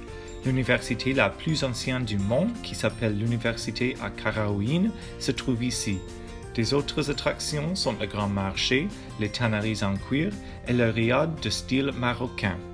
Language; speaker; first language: French; non-native, learner; English